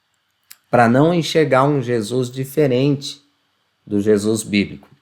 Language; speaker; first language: Portuguese; native; Portuguese